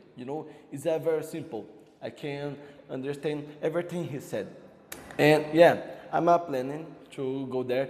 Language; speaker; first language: English; non-native, learner; Portuguese